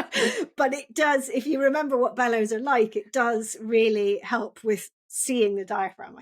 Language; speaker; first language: English; native; English